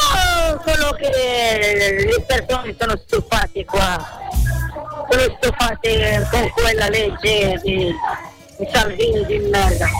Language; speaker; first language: Italian; non-native, learner; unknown